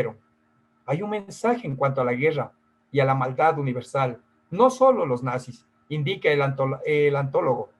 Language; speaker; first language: Spanish; native; Spanish